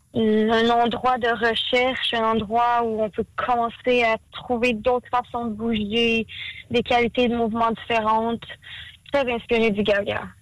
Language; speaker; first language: French; native; French